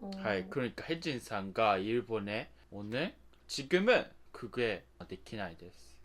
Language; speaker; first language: Korean; non-native, learner; Japanese